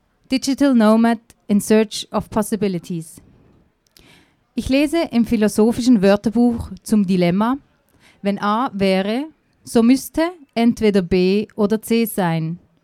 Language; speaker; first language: German; native; German